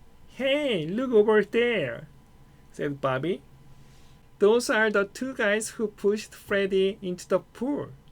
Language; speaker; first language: English; non-native, fluent; Korean